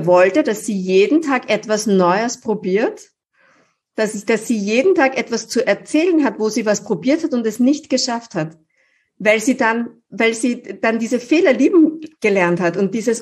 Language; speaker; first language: German; native; German